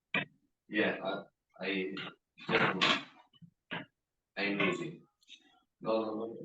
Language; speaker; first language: English; non-native, learner; Italian